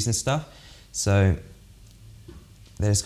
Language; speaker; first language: English; native; English